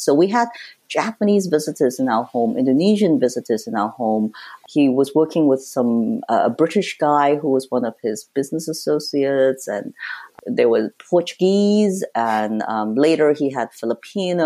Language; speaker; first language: English; native; English